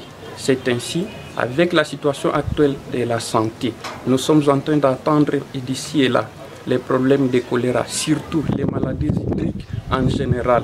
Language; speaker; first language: French; non-native, local second language; Swahili